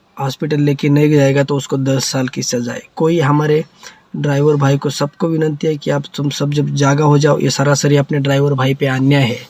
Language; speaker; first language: Hindi; non-native, local second language; Marathi